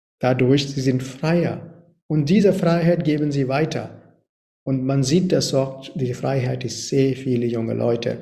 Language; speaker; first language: German; non-native, learner; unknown